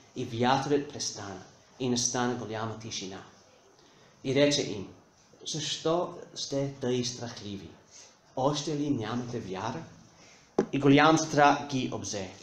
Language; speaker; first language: Bulgarian; non-native, fluent; English